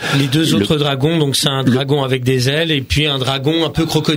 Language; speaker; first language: French; native; French